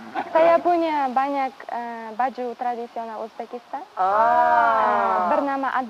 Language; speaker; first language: Indonesian; non-native, learner; Uzbek